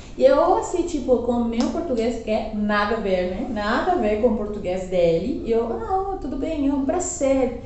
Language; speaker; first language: Portuguese; non-native, learner; Spanish